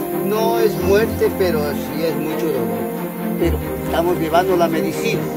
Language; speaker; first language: Spanish; non-native, local second language; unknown